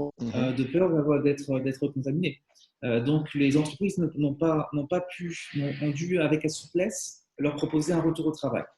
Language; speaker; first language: French; native; French